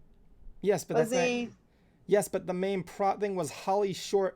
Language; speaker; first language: English; native; English